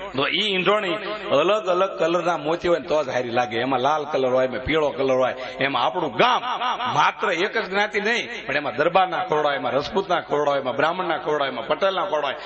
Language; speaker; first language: Gujarati; native; Gujarati